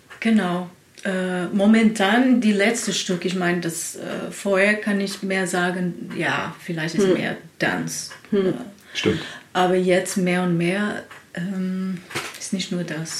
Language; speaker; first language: German; non-native, learner; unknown